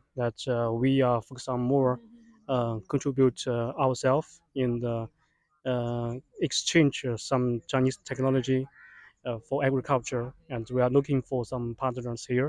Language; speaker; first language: English; non-native, fluent; Chinese